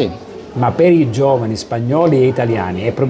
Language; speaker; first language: Italian; native; Italian